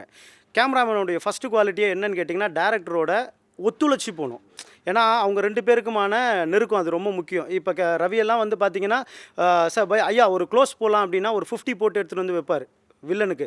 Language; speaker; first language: Tamil; native; Tamil